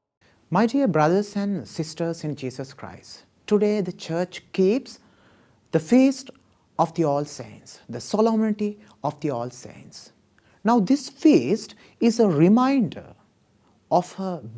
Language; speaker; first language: English; non-native, local second language; Sinhala